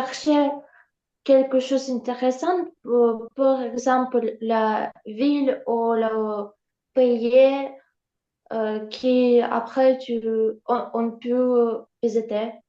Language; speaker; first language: French; non-native, learner; Ukrainian